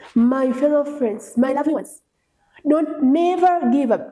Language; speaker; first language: English; non-native, local second language; Swahili